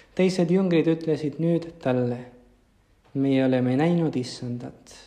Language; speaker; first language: Estonian; non-native, fluent; Spanish